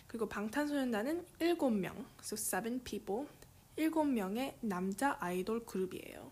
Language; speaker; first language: Korean; early bilingual, heritage; Korean